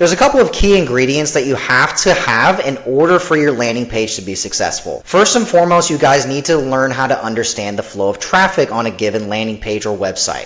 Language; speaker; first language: English; native; English